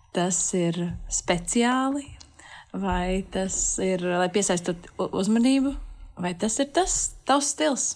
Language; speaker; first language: Latvian; native; Latvian